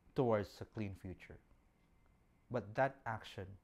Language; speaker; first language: English; non-native, local second language; Filipino